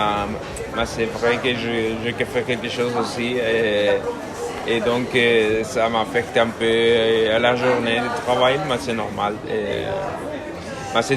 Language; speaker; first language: French; non-native, learner; Spanish